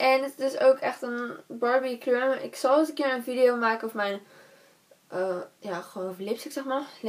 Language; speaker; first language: Dutch; native; Dutch